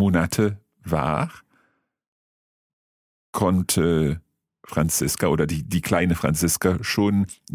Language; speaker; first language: German; non-native, fluent; English